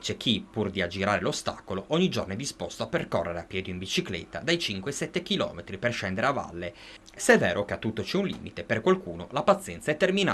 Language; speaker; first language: Italian; native; Italian